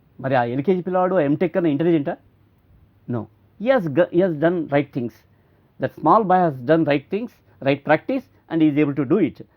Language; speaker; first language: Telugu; native; Telugu